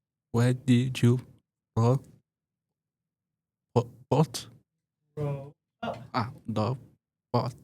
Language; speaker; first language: English; non-native, learner; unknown